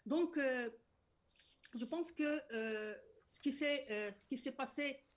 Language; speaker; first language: French; non-native, local second language; Arabic